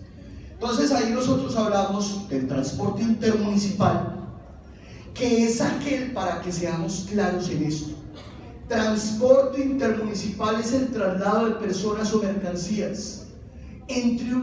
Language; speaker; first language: Spanish; native; Spanish